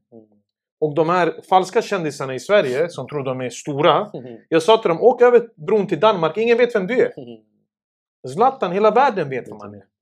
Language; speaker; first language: Swedish; early bilingual, other home language; Serbian